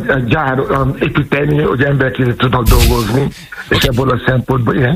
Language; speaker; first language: Hungarian; non-native, learner; Yoruba